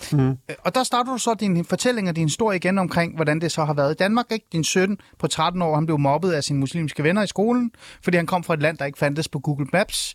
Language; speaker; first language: Danish; early bilingual, other home language; Persian